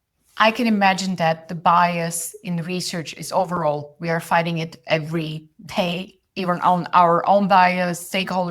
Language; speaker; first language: English; non-native, fluent; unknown